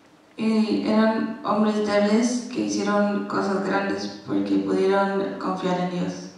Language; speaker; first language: Spanish; non-native, learner; English